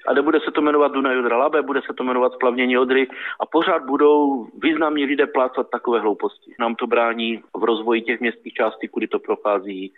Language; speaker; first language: Czech; native; Czech